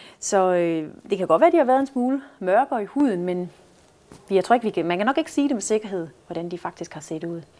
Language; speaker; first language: Danish; native; Danish